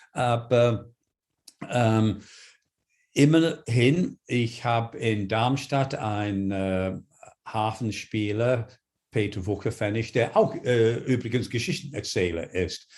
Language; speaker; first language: German; non-native, fluent; English